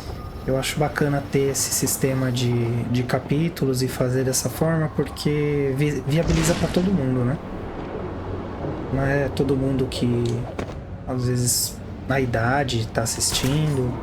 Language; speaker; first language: Portuguese; native; Portuguese